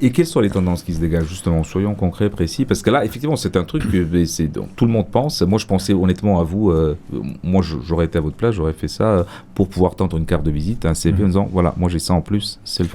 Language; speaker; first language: French; native; French